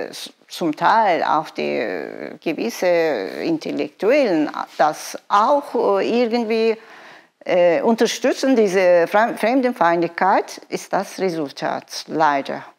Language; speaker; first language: German; non-native, fluent; Turkish